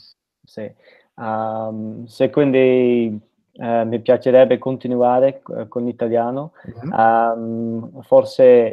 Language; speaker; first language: Italian; non-native, learner; Dutch